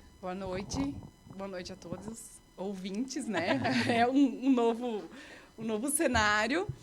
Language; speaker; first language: Portuguese; native; Portuguese